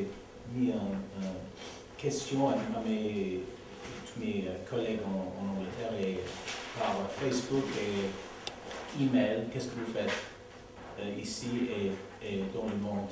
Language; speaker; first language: French; non-native, learner; English